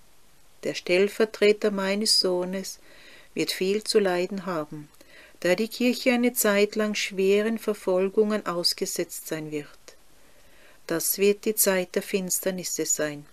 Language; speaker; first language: German; native; German